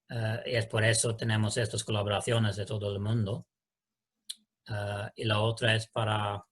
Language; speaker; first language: Spanish; non-native, learner; Swedish